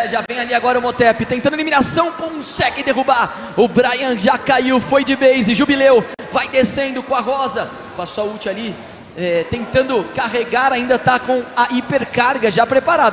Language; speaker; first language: Portuguese; native; Portuguese